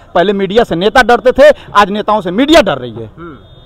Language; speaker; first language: Hindi; native; Hindi